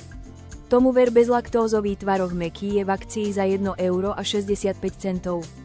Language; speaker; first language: Slovak; native; Slovak